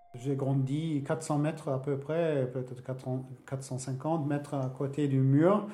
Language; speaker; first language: French; non-native, fluent; German